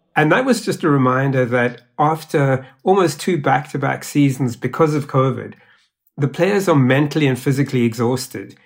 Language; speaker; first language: English; native; English